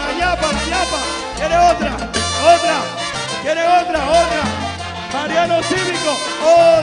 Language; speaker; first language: Spanish; native; Spanish